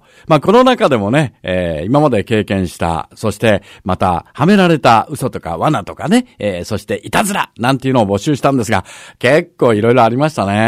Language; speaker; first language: Japanese; native; Japanese